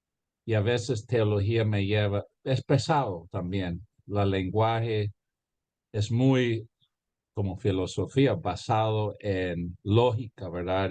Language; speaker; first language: Spanish; early bilingual, heritage; Spanish